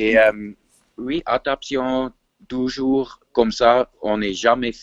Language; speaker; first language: French; non-native, fluent; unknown